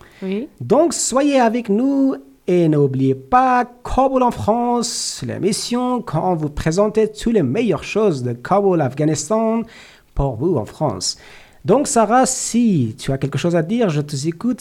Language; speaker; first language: French; non-native, learner; Persian